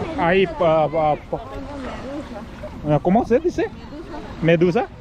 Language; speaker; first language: Spanish; non-native, learner; Korean